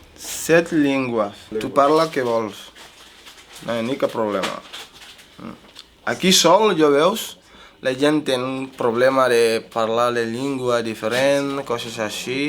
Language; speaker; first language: Catalan; non-native, learner; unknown